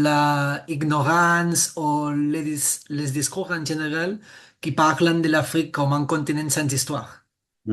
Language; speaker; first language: French; non-native, fluent; Catalan